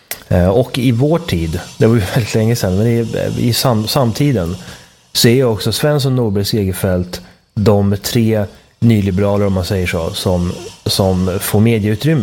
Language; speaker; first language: Swedish; native; Swedish